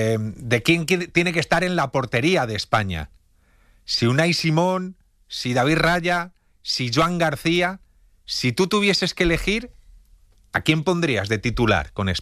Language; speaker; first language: Spanish; native; Spanish